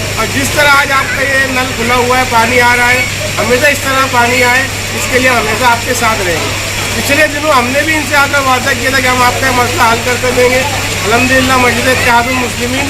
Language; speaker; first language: Hindi; native; Hindi